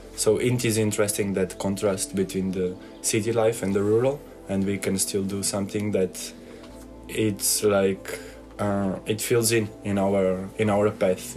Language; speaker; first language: English; non-native, fluent; Portuguese